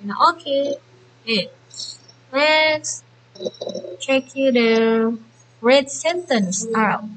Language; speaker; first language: English; non-native, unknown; Indonesian